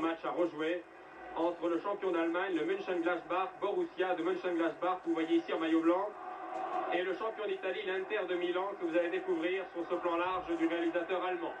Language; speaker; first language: French; native; French